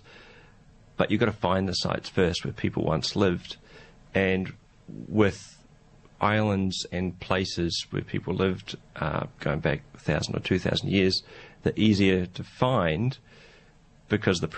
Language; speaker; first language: English; native; English